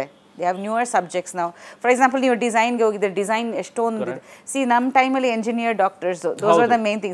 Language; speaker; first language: Kannada; non-native, local second language; Bangla